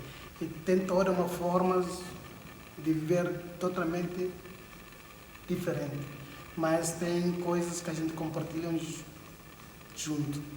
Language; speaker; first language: Portuguese; non-native, local second language; Upper Guinea Crioulo